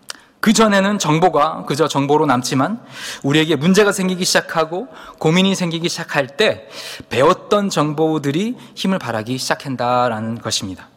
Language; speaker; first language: Korean; native; Korean